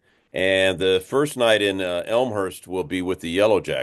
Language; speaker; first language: English; native; English